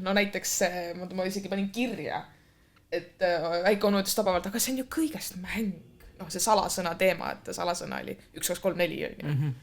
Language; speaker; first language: Estonian; native; Estonian